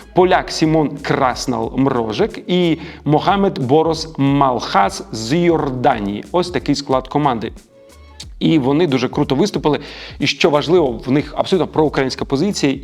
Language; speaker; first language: Ukrainian; native; Ukrainian